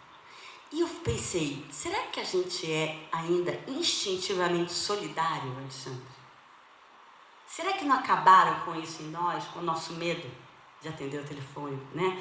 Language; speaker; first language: Portuguese; native; Portuguese